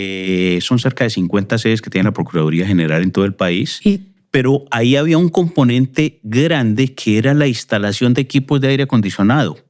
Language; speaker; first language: Spanish; native; Spanish